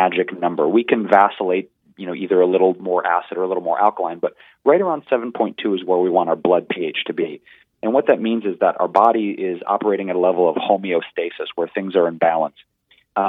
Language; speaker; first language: English; native; English